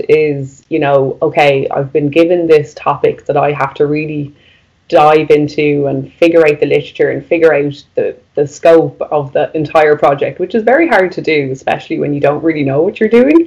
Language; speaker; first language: English; native; English